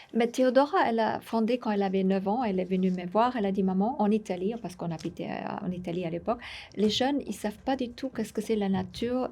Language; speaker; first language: French; non-native, fluent; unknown